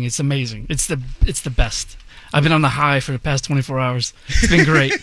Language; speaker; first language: English; native; English